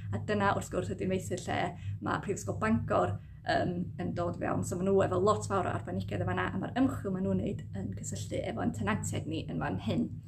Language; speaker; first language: Welsh; native; Welsh